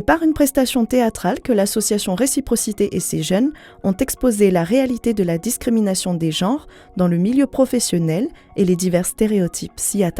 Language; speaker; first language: French; native; French